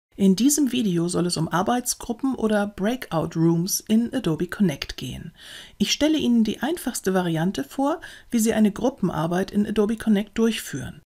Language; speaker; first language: German; native; German